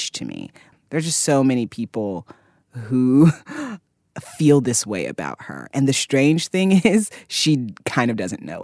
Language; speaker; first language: English; native; English